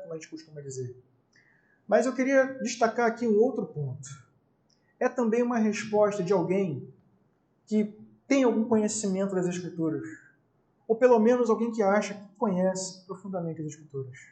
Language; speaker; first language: Portuguese; native; Portuguese